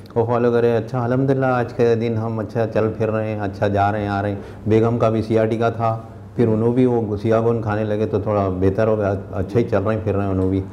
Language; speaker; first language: Hindi; non-native, local second language; Urdu